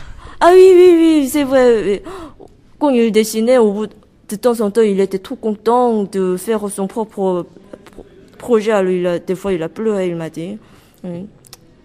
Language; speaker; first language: French; non-native, learner; Korean